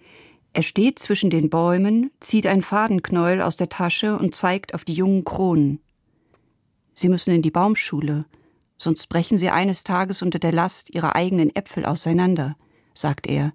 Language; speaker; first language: German; native; German